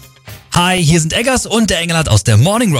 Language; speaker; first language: German; native; German